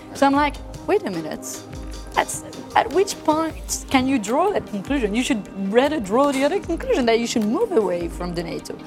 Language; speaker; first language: English; non-native, fluent; French